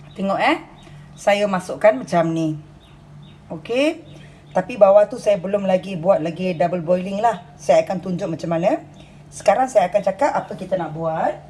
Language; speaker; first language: Malay; non-native, local second language; Tamil